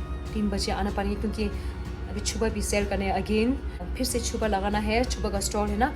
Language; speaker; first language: Hindi; non-native, local second language; Tibetan